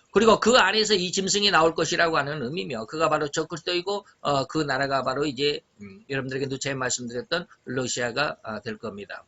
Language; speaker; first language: Korean; native; Korean